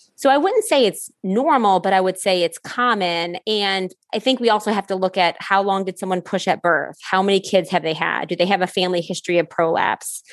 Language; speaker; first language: English; native; English